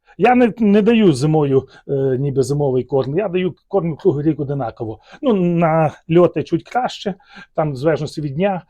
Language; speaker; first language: Ukrainian; native; Ukrainian